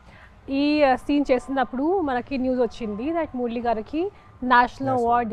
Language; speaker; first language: Telugu; non-native, fluent; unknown